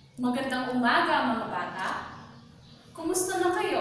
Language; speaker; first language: Filipino; native; Filipino